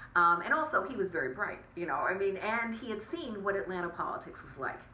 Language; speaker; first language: English; native; English